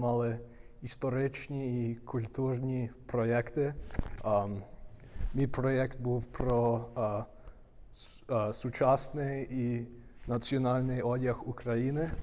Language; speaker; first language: Ukrainian; early bilingual, heritage; Ukrainian